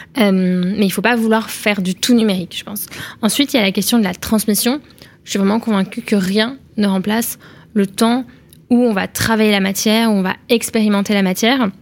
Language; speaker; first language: French; native; French